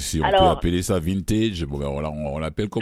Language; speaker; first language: French; native; French